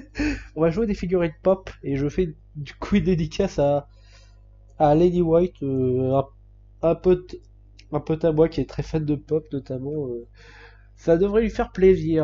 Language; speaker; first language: French; native; French